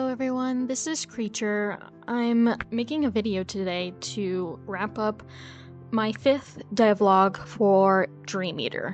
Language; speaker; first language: English; native; English